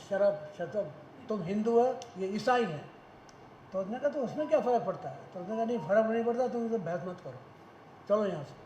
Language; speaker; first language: Hindi; native; Hindi